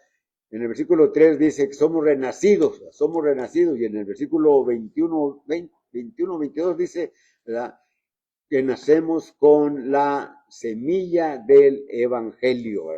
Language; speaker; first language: Spanish; native; Spanish